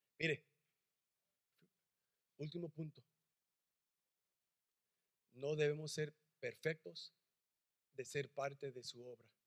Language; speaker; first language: Spanish; early bilingual, heritage; English